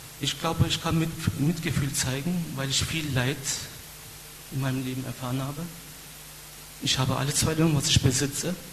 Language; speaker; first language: German; non-native, fluent; Turkish